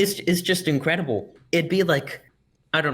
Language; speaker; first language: English; native; English